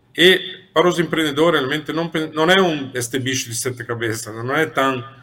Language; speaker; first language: Portuguese; non-native, fluent; Italian